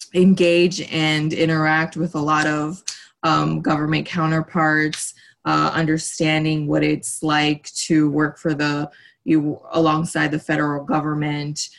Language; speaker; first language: English; early bilingual, other home language; Spanish